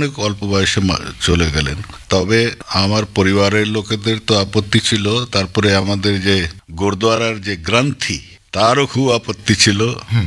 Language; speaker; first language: Bangla; native; Bangla